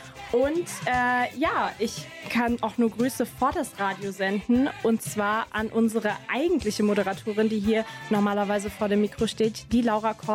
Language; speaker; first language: German; native; German